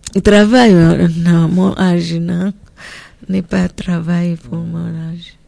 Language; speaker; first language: French; non-native, learner; Portuguese